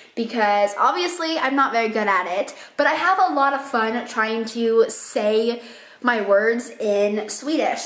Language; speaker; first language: English; native; English